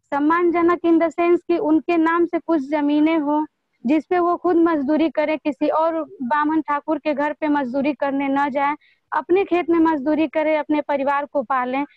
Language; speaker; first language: Hindi; native; Hindi